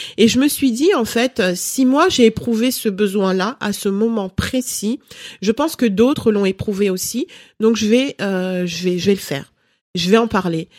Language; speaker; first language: French; early bilingual, other home language; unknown